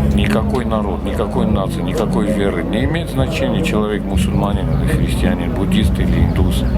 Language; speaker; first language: Russian; non-native, local second language; Armenian